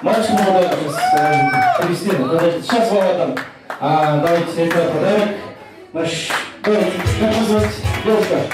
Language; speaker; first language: Russian; non-native, local second language; Kyrgyz